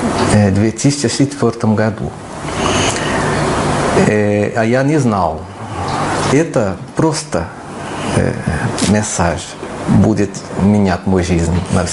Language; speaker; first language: Russian; non-native, learner; Portuguese